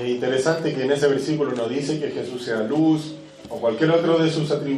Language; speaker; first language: Spanish; native; Spanish